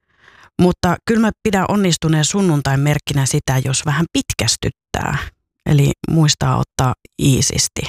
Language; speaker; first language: Finnish; native; Finnish